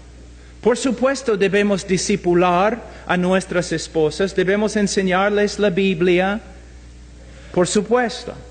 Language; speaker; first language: Spanish; non-native, fluent; English